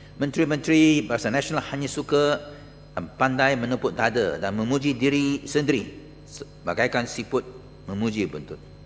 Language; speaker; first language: Malay; non-native, local second language; Chinese